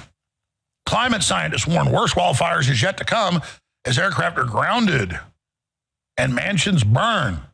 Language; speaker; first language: English; native; English